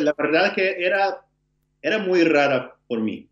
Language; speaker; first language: Spanish; non-native, learner; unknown